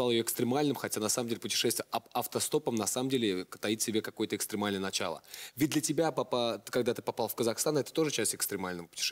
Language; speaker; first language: Russian; native; Russian